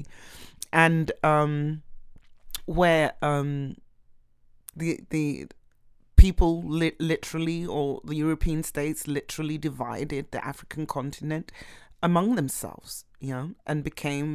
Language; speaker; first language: English; native; English